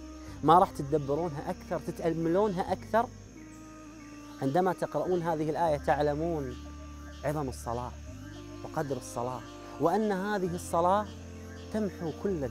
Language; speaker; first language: Arabic; native; Arabic